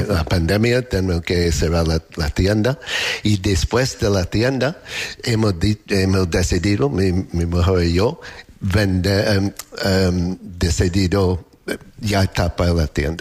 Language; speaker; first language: Spanish; non-native, learner; English